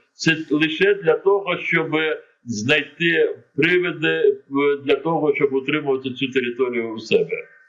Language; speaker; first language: Ukrainian; non-native, local second language; Crimean Tatar